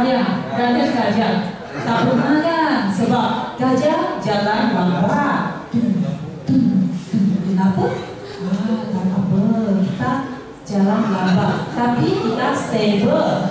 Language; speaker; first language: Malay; non-native, local second language; Chinese